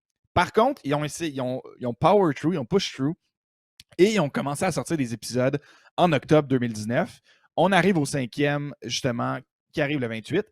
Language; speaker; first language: French; native; French